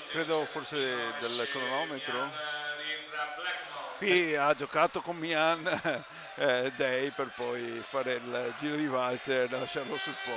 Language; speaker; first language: Italian; native; Italian